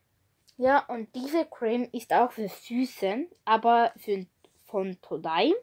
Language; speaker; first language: German; non-native, learner; Bulgarian